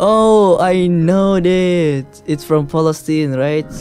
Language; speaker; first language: English; non-native, learner; Indonesian